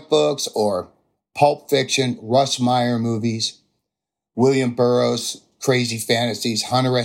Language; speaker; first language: English; native; English